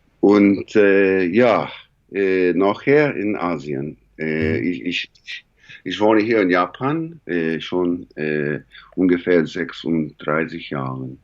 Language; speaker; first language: German; non-native, learner; English